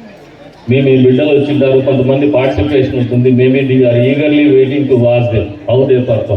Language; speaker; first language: Telugu; native; Telugu